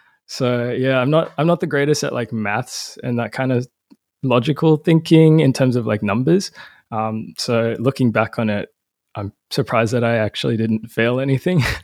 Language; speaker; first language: English; native; English